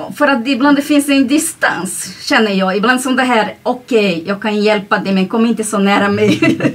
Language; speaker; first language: Swedish; non-native, fluent; Portuguese